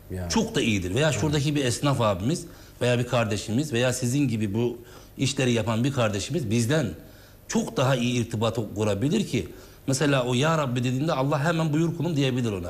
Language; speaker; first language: Turkish; native; Turkish